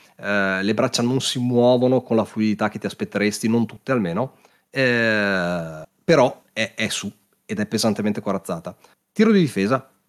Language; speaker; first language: Italian; native; Italian